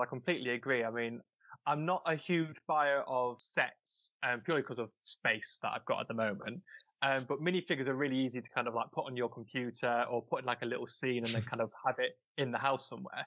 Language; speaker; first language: English; native; English